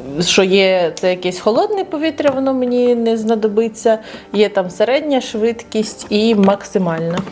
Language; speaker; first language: Ukrainian; non-native, local second language; Russian